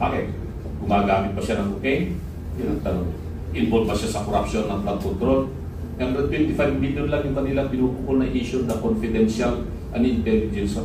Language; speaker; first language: Filipino; non-native, local second language; Iloko